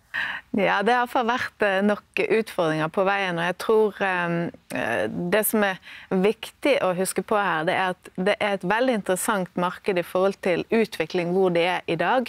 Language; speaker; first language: Norwegian; native; Norwegian